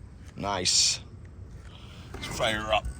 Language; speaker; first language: English; native; English